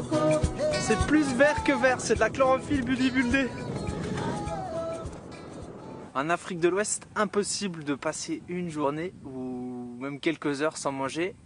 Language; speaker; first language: French; native; French